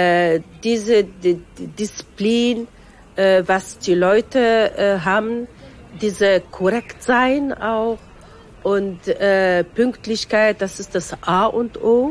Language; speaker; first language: German; non-native, fluent; Arabic